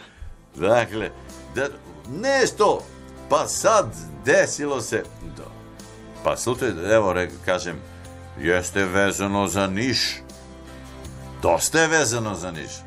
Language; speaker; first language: Serbian; native; Serbian